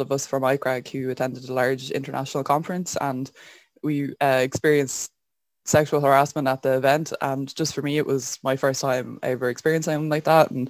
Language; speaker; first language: English; native; English